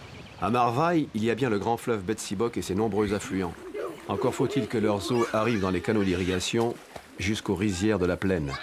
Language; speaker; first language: French; native; French